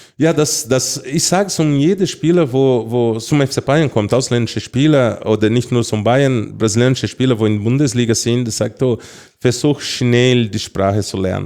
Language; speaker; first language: German; non-native, fluent; Portuguese